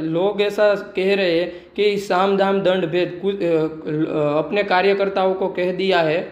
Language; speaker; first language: Hindi; non-native, local second language; Gujarati